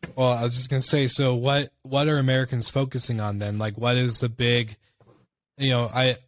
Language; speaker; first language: English; native; English